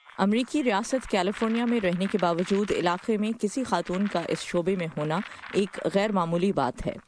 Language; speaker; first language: Urdu; native; Urdu